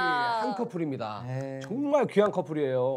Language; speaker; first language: Korean; native; Korean